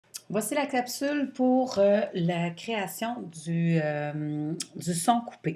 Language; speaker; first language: French; native; French